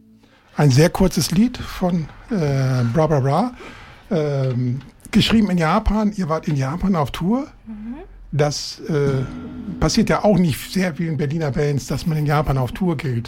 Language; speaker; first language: German; native; German